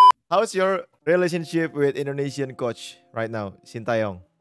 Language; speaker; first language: English; non-native, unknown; Indonesian